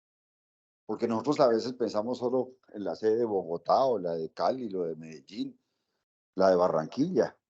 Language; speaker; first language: Spanish; native; Spanish